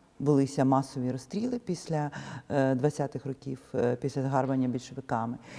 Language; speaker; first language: Ukrainian; native; Ukrainian